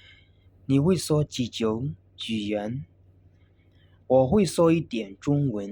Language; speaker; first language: Chinese; non-native, fluent; Burmese